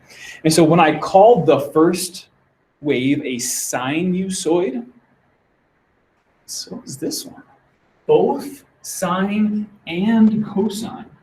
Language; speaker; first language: English; native; English